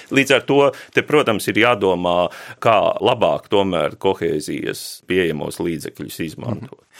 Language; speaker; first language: Latvian; native; Latvian